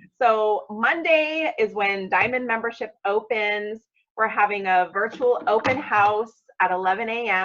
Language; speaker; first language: English; native; English